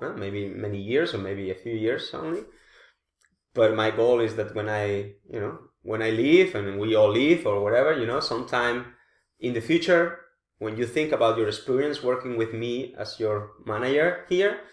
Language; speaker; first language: English; non-native, fluent; Spanish